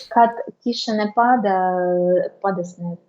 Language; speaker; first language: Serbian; non-native, learner; Russian